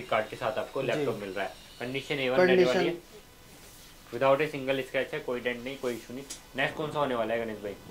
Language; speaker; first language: Hindi; native; Hindi